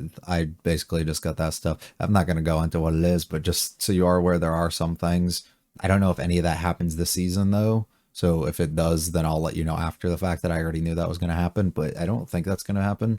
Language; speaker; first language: English; native; English